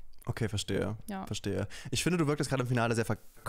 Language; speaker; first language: German; native; German